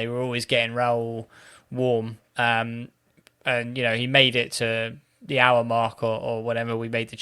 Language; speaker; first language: English; native; English